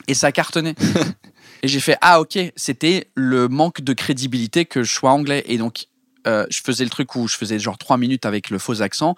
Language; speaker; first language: French; non-native, fluent; English